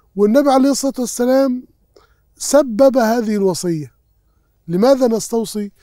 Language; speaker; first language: Arabic; native; Arabic